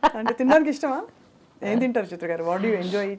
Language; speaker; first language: Telugu; native; Telugu